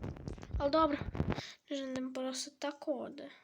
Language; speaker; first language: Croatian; early bilingual, heritage; Croatian